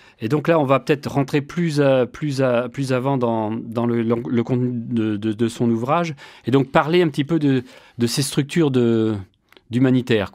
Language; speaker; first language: French; native; French